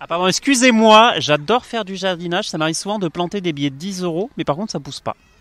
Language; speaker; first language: French; native; French